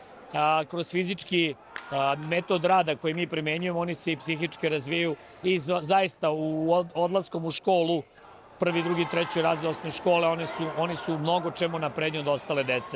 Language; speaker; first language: Serbian; native; Serbian